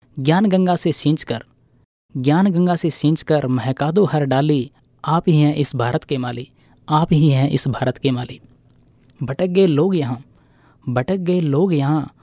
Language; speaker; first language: Hindi; native; Hindi